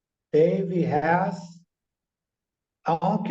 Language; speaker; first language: English; non-native, learner; Portuguese